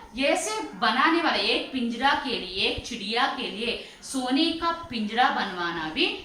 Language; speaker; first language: Hindi; non-native, local second language; Telugu